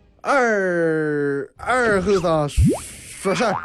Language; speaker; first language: Chinese; native; Chinese